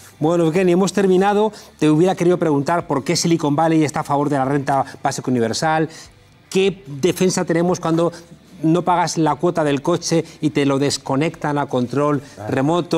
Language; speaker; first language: Spanish; native; Spanish